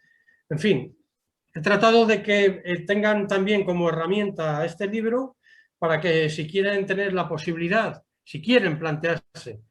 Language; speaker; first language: Spanish; native; Spanish